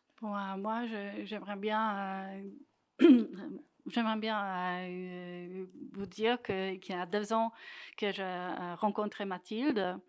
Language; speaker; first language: French; non-native, fluent; Polish